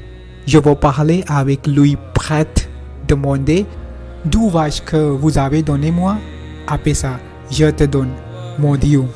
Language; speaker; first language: French; non-native, learner; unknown